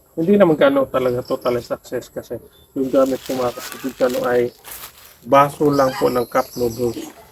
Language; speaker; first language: Filipino; non-native, local second language; Cebuano